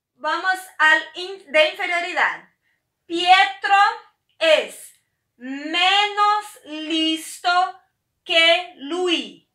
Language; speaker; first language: Spanish; non-native, fluent; Portuguese